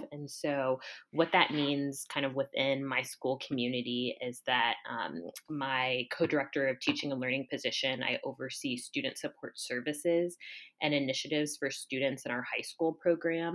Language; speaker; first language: English; native; English